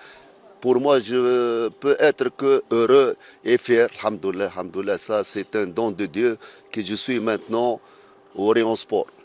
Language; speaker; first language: French; non-native, fluent; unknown